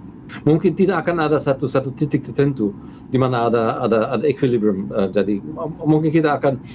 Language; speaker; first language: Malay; non-native, fluent; German